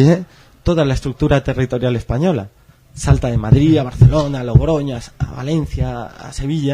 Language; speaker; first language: Spanish; native; Spanish